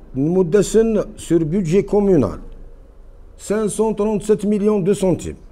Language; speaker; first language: French; non-native, local second language; Kabyle